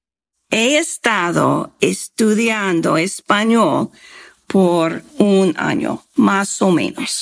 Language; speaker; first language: Spanish; non-native, learner; English